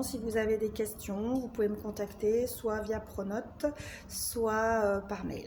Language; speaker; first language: French; native; French